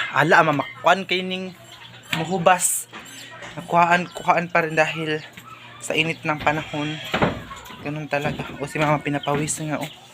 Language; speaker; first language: Filipino; non-native, local second language; Cebuano